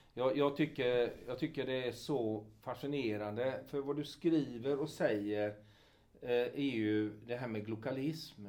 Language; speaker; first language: Swedish; native; Swedish